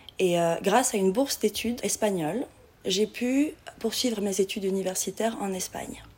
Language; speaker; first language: French; non-native, local second language; Arabic